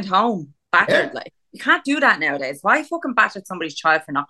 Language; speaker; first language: English; native; English